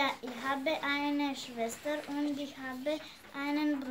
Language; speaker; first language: German; non-native, learner; Romanian